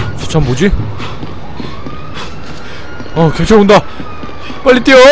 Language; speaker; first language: Korean; native; Korean